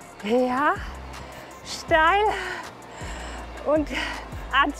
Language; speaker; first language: German; native; German